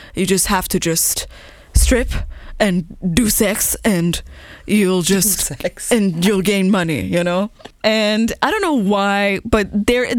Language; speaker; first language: English; non-native, fluent; Persian